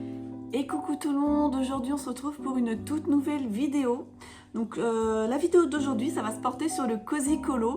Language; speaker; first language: French; native; French